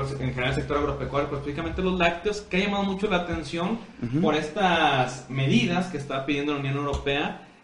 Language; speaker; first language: Spanish; native; Spanish